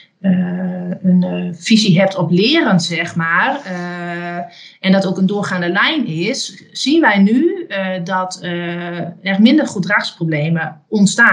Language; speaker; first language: Dutch; native; Dutch